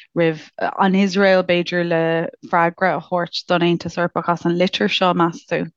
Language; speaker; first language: Irish; native; Irish